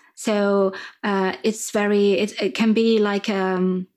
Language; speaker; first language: English; non-native, fluent; French